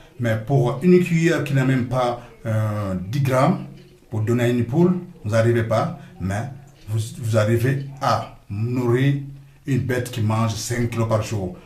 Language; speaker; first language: French; non-native, local second language; Lingala